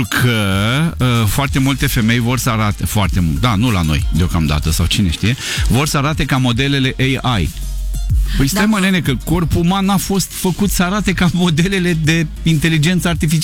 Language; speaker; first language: Romanian; native; Romanian